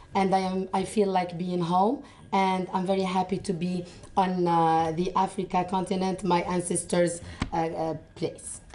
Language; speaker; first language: English; non-native, fluent; Arabic